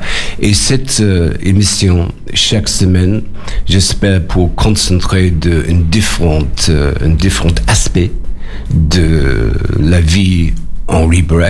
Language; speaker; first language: French; non-native, learner; English